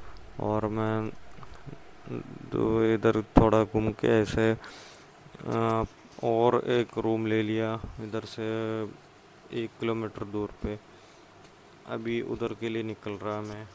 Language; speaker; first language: Hindi; non-native, local second language; Malayalam